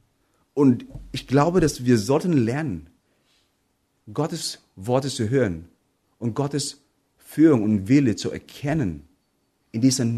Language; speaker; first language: German; non-native, fluent; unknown